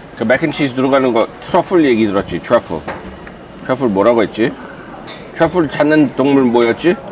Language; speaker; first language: Korean; non-native, fluent; English